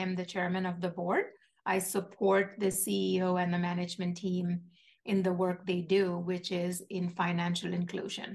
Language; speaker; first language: English; non-native, local second language; Malayalam